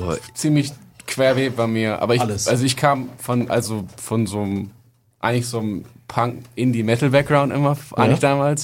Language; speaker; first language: German; native; German